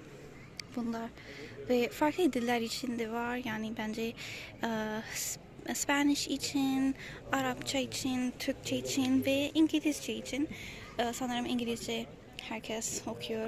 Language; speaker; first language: Turkish; non-native, learner; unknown